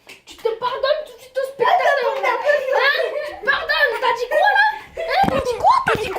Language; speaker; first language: French; native; French